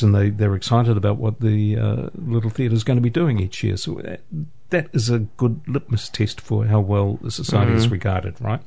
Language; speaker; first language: English; native; English